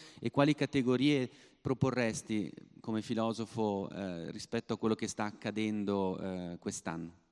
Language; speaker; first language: Italian; native; Italian